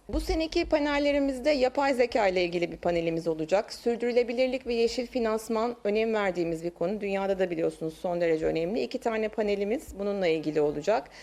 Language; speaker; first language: Turkish; native; Turkish